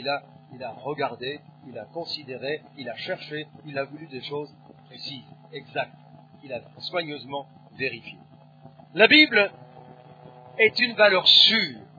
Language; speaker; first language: French; native; French